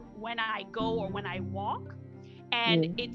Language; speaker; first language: English; non-native, local second language; Igbo